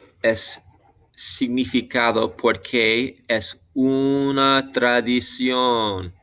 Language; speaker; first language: Spanish; non-native, fluent; English